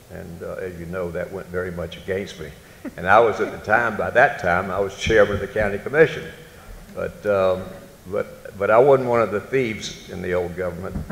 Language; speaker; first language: English; native; English